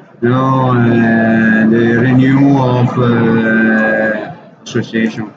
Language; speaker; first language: English; non-native, learner; Italian